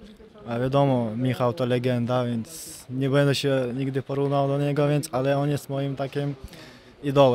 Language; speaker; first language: Polish; non-native, fluent; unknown